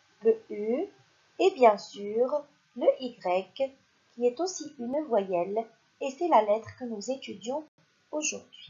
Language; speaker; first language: French; non-native, local second language; Arabic